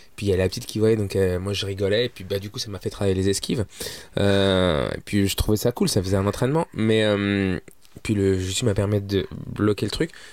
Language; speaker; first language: French; early bilingual, other home language; Arabic